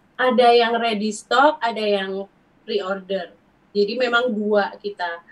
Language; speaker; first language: Indonesian; native; Indonesian